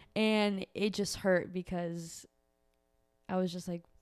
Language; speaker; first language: English; early bilingual, other home language; Portuguese